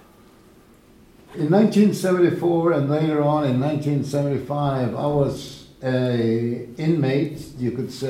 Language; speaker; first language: English; early bilingual, other home language; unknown